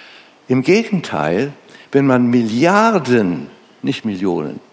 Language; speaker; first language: German; non-native, fluent; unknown